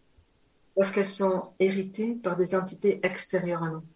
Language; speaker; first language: French; non-native, fluent; Spanish